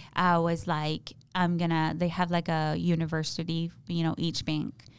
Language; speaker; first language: English; non-native, fluent; Spanish